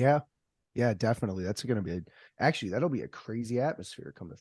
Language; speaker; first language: English; native; English